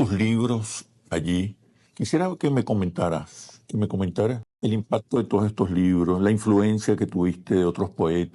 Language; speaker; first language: Spanish; native; Spanish